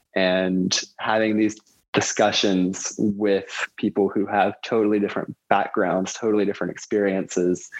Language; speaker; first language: English; native; English